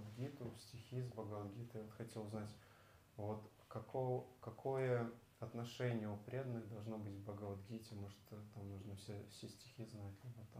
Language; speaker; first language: Russian; native; Russian